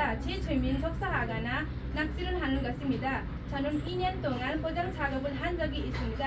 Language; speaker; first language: Korean; non-native, learner; Nepali